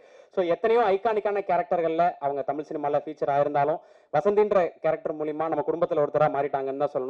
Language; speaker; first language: Tamil; native; Tamil